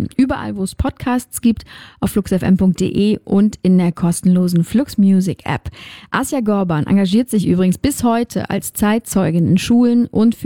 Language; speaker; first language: German; native; German